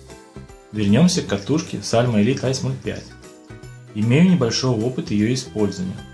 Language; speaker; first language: Russian; native; Russian